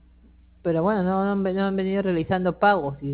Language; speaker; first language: Spanish; native; Spanish